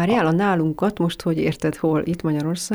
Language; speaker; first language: Hungarian; native; Hungarian